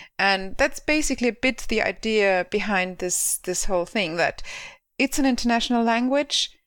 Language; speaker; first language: English; non-native, fluent; German